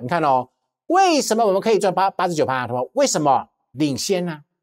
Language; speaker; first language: Chinese; native; Chinese